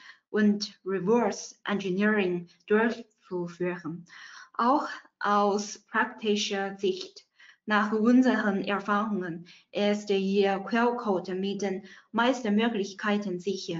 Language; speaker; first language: German; non-native, fluent; Chinese